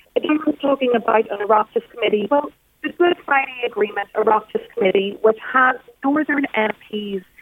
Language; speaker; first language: English; native; English